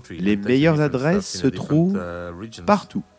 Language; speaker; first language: French; non-native, fluent; Portuguese